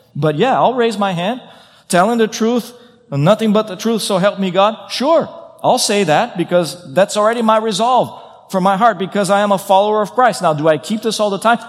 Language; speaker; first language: English; non-native, fluent; Portuguese